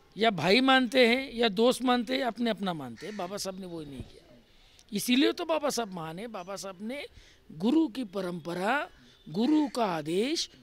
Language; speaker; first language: Hindi; non-native, local second language; Marathi